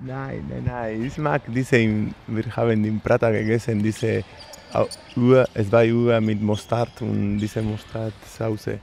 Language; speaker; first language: German; non-native, learner; Spanish